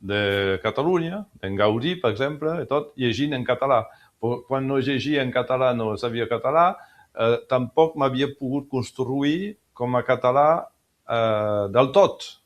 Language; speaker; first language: Catalan; early bilingual, heritage; French